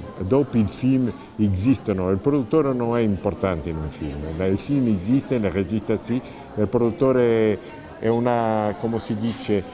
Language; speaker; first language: Italian; non-native, learner; Portuguese